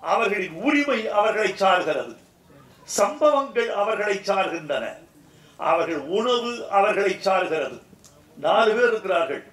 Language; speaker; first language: Tamil; native; Tamil